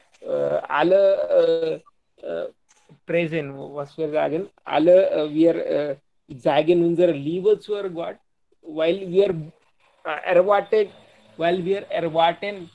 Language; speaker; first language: German; non-native, learner; Hindi